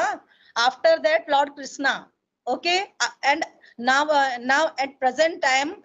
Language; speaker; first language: English; non-native, learner; Hindi